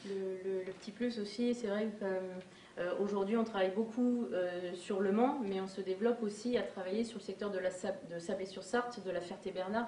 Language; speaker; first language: French; native; French